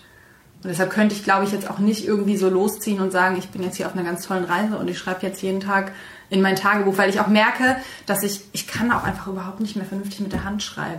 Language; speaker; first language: German; native; German